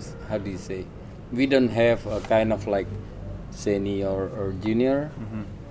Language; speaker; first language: English; non-native, learner; Indonesian